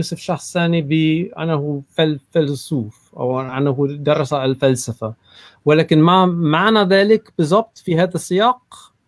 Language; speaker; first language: Arabic; non-native, learner; English